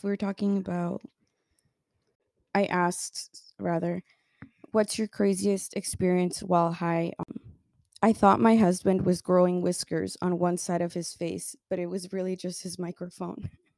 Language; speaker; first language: English; early bilingual, other home language; Spanish